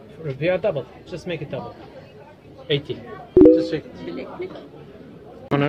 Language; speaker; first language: English; non-native, fluent; Turkish